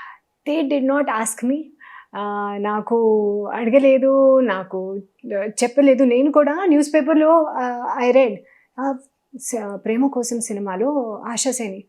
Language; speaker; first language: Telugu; non-native, local second language; Hindi